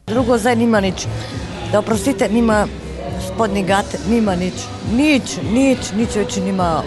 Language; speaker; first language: Slovenian; non-native, learner; Croatian